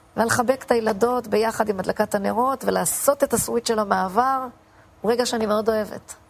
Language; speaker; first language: Hebrew; native; Hebrew